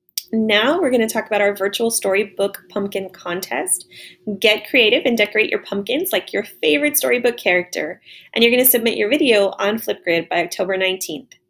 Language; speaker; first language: English; native; English